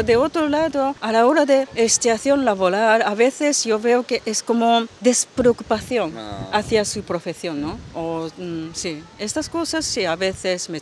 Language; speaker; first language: Spanish; non-native, fluent; Japanese